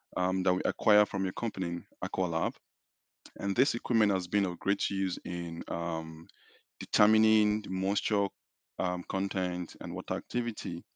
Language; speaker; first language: English; non-native, local second language; Yoruba